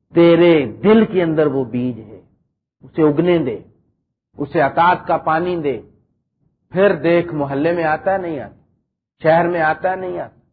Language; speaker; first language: Urdu; non-native, local second language; Punjabi